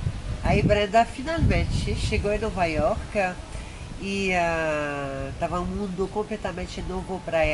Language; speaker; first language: Portuguese; non-native, fluent; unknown